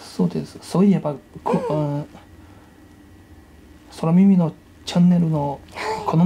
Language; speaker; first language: Japanese; non-native, fluent; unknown